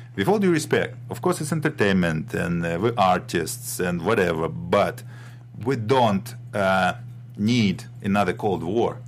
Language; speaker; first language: English; non-native, fluent; Russian